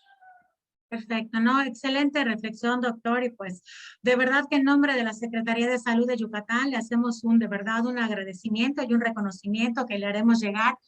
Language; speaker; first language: Spanish; native; Spanish